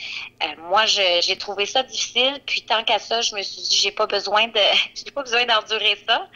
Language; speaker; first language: French; native; French